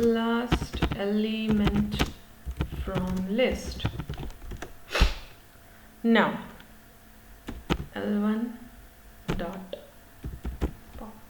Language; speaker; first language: English; non-native, local second language; Hindi